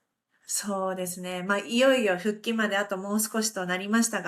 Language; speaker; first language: Japanese; native; Japanese